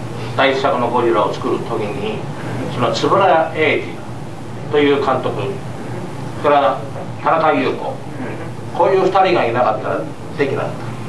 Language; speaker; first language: Japanese; native; Japanese